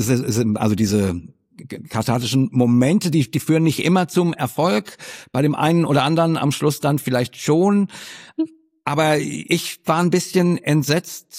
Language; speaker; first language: German; native; German